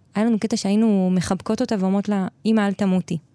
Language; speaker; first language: Hebrew; native; Hebrew